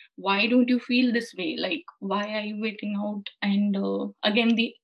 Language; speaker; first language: English; non-native, local second language; Hindi